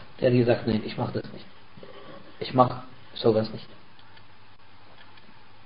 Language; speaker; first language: German; non-native, fluent; Arabic